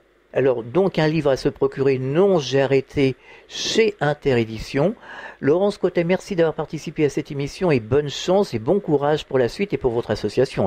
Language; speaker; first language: French; native; French